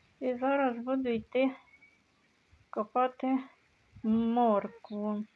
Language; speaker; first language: Ukrainian; native; Ukrainian